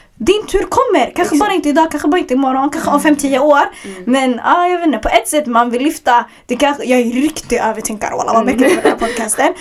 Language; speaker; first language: Swedish; early bilingual, other home language; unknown